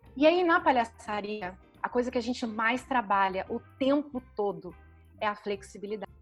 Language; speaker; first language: Portuguese; native; Portuguese